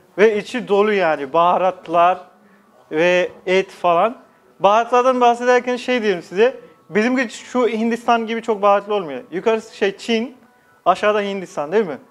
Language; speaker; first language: Turkish; non-native, fluent; Nepali